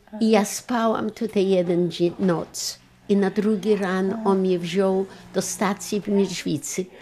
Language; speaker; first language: Polish; non-native, local second language; Yiddish